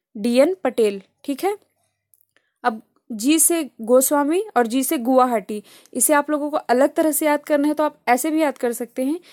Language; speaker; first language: Hindi; native; Hindi